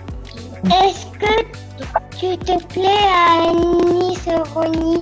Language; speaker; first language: French; native; French